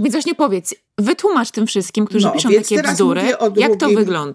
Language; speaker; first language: Polish; native; Polish